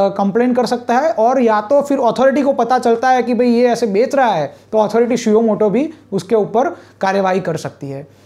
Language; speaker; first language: Hindi; non-native, local second language; Gujarati